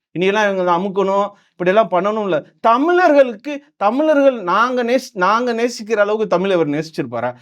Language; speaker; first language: Tamil; non-native, local second language; Telugu